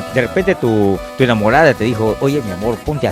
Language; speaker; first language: Spanish; native; Spanish